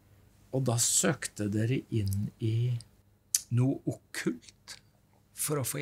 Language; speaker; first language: Norwegian; native; Norwegian